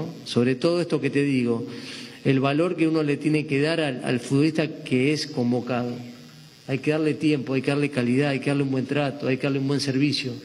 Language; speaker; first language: Spanish; native; Spanish